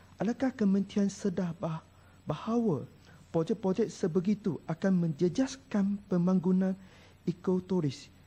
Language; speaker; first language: Malay; non-native, local second language; Chinese